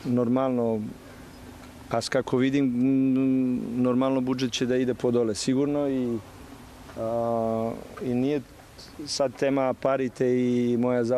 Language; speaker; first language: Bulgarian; non-native, learner; Bosnian